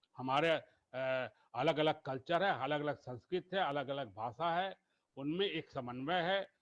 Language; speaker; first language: Hindi; native; Hindi